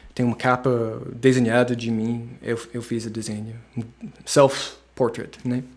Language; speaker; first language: Portuguese; non-native, fluent; English